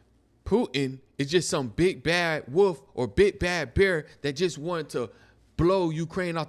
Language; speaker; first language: English; native; English